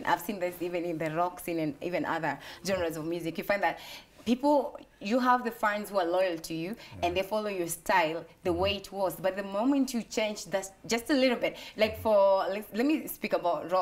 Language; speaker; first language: English; non-native, local second language; Swahili